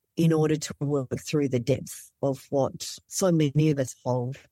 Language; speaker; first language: English; native; English